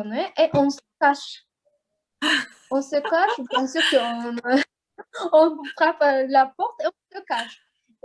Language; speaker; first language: French; non-native, learner; Azerbaijani